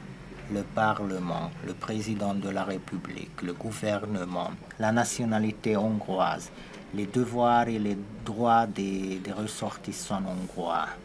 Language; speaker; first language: French; non-native, fluent; Hungarian